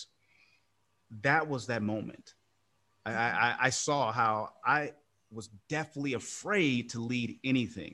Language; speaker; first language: English; native; English